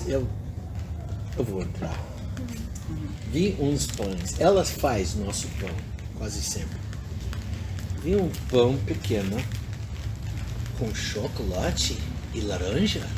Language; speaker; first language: Portuguese; non-native, fluent; English